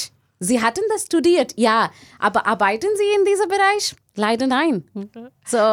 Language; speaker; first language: German; non-native, learner; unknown